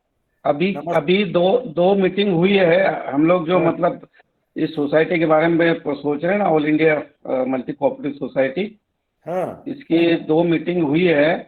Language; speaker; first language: Hindi; native; Hindi